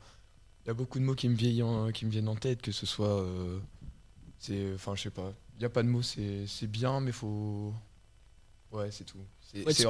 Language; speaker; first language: French; native; French